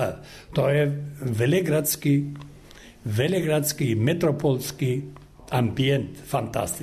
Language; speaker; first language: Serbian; non-native, local second language; Albanian